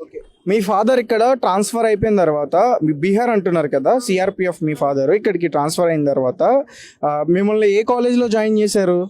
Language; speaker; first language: Telugu; native; Telugu